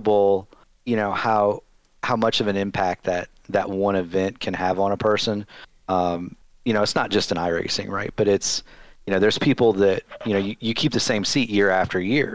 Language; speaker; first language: English; native; English